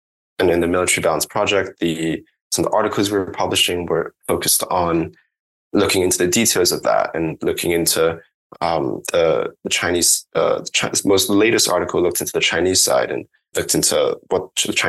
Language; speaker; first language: English; non-native, local second language; Cantonese